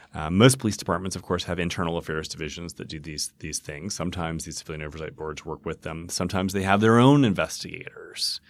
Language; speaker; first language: English; native; English